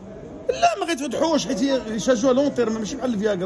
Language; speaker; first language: Arabic; native; Arabic